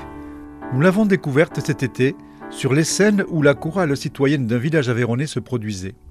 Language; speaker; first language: French; native; French